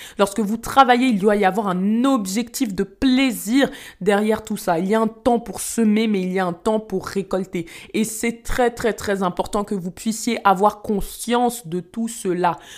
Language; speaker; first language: French; early bilingual, other home language; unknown